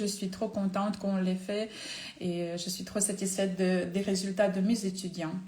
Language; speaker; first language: French; non-native, fluent; Ukrainian